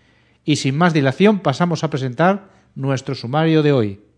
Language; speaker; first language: Spanish; native; Spanish